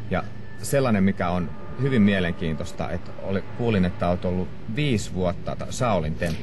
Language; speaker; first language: Finnish; native; Finnish